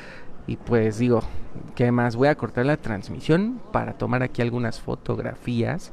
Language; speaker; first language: Spanish; native; Spanish